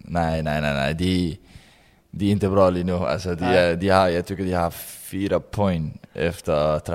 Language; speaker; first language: Swedish; non-native, learner; Danish